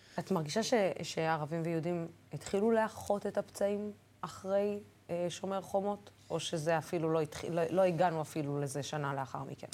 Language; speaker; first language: Hebrew; non-native, local second language; Arabic